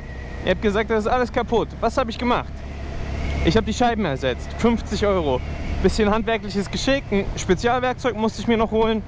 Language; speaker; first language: German; native; German